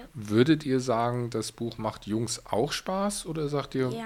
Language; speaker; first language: German; native; German